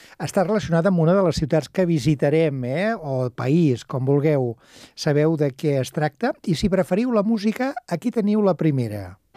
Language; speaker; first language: Catalan; native; Catalan